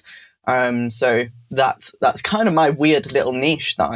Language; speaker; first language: English; native; English